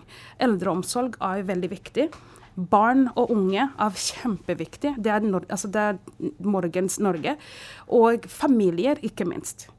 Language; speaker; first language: Swedish; non-native, fluent; Kinyarwanda